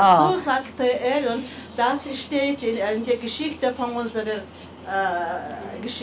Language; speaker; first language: German; non-native, fluent; Mongolian